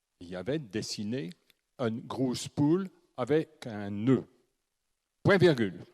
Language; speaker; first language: French; native; French